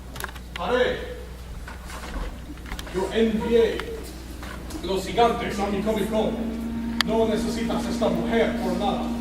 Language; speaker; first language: Spanish; non-native, learner; English